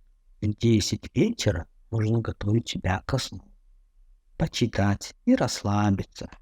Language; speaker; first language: Russian; non-native, fluent; Tajik